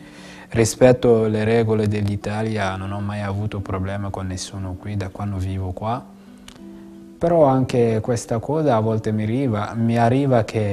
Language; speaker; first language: Italian; non-native, fluent; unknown